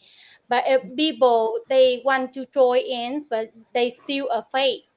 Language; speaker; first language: English; non-native, learner; Vietnamese